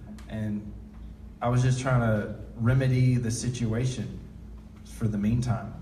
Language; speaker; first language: English; native; English